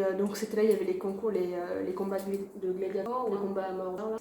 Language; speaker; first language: French; native; French